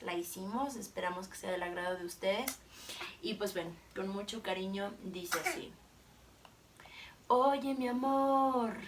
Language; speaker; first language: Spanish; native; Spanish